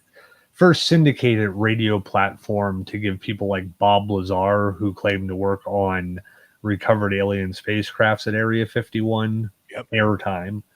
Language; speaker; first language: English; native; English